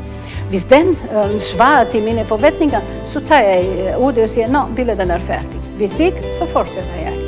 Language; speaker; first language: Danish; non-native, fluent; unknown